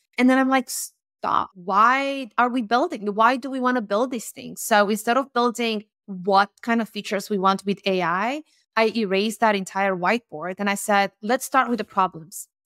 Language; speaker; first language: English; non-native, fluent; Romanian